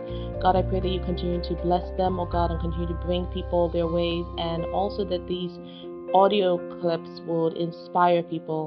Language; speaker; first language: English; non-native, local second language; Yoruba